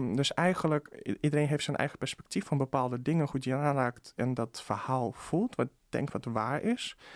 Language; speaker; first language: Dutch; early bilingual, other home language; Russian